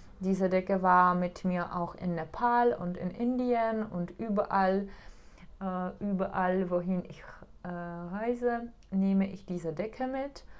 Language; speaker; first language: German; non-native, fluent; Czech